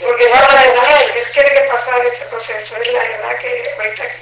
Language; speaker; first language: Spanish; native; Spanish